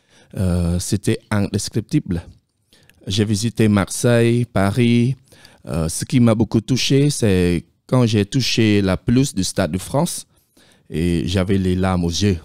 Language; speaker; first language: French; non-native, fluent; Khmer